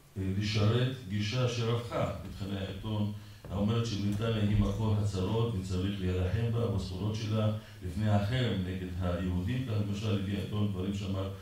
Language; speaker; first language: Hebrew; non-native, local second language; Arabic